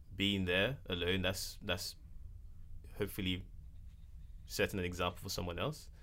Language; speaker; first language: English; non-native, local second language; Yoruba